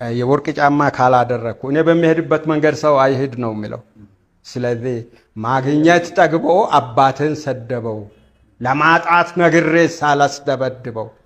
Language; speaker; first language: Amharic; non-native, local second language; Wolaytta